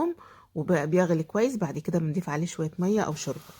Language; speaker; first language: Arabic; native; Arabic